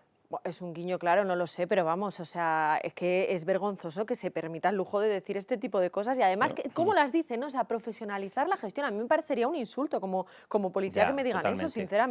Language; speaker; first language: Spanish; native; Spanish